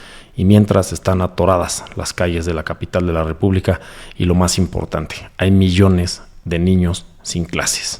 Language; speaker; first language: Spanish; native; Spanish